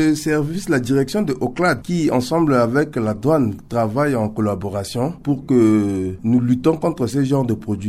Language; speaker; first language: French; non-native, local second language; Sango